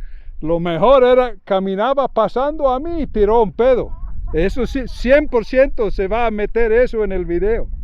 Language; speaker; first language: Spanish; non-native, fluent; English